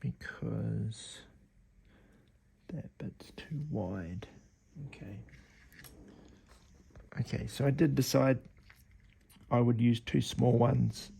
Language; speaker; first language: English; native; English